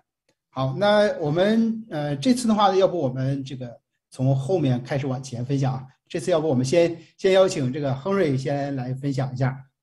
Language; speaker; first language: Chinese; native; Chinese